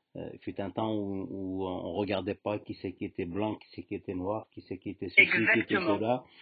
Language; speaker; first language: French; native; French